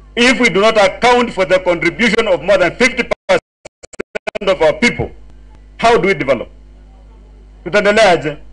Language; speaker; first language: English; non-native, local second language; Swahili